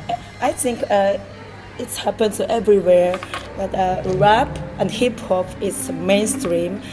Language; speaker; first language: English; non-native, learner; Japanese